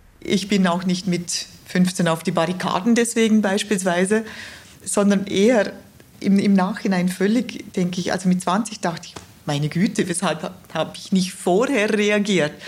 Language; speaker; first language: German; native; German